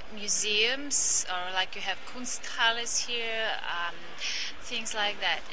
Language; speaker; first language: English; non-native, fluent; Croatian